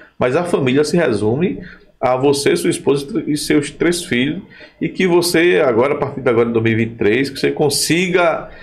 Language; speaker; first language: Portuguese; native; Portuguese